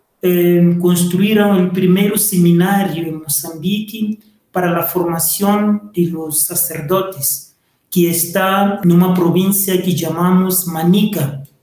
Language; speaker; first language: Spanish; non-native, learner; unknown